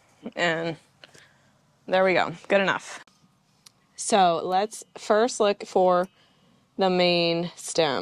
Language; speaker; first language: English; native; English